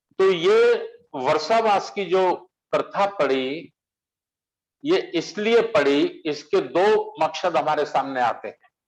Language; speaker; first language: Hindi; native; Hindi